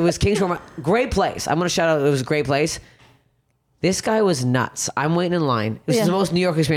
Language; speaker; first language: English; native; English